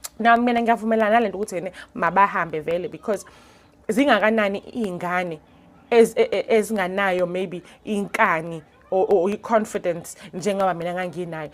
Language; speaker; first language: Zulu; native; Zulu